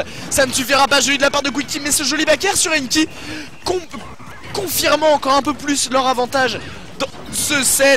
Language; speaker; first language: French; native; French